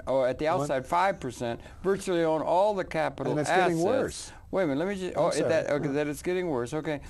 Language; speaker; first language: English; native; English